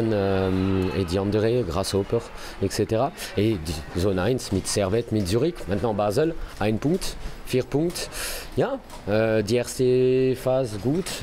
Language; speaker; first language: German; non-native, learner; French